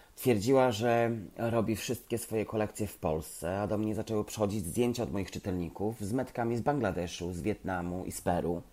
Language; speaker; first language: Polish; native; Polish